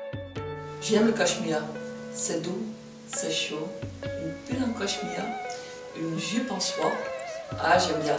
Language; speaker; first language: French; non-native, fluent; Dutch